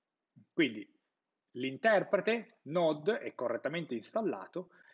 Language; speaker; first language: Italian; native; Italian